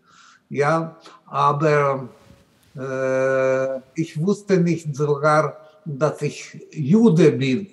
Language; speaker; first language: German; non-native, learner; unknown